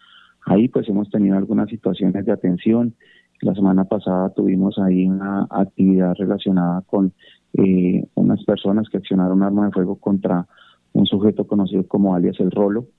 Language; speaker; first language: Spanish; native; Spanish